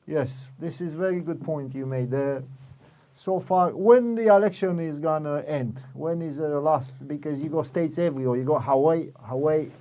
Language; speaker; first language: English; non-native, fluent; Romanian